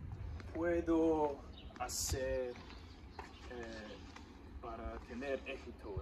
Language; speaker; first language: Spanish; non-native, learner; English